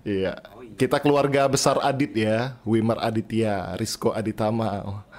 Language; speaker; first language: Indonesian; native; Indonesian